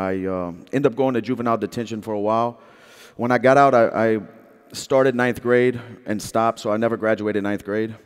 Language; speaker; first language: English; native; English